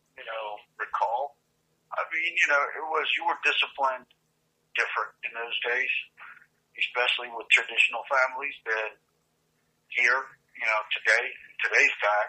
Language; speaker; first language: English; native; English